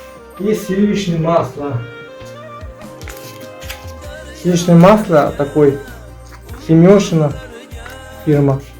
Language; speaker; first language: Russian; non-native, learner; Uzbek